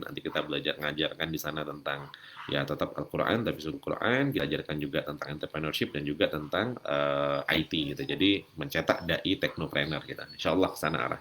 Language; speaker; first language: Indonesian; native; Indonesian